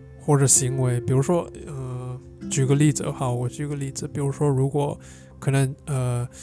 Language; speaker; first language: Chinese; non-native, fluent; English